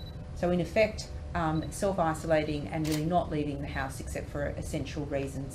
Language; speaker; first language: English; native; English